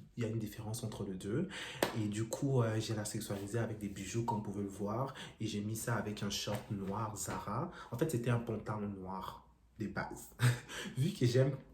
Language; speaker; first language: French; non-native, local second language; Lingala